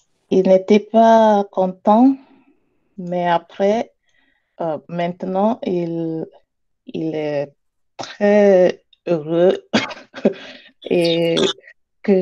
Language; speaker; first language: French; non-native, learner; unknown